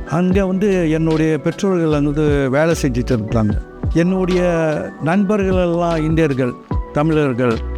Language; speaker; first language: Tamil; non-native, local second language; Chinese